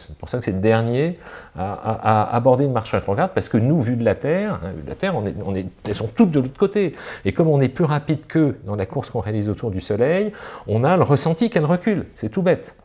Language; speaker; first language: French; native; French